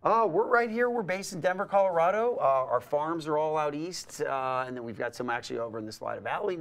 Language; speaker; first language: English; native; English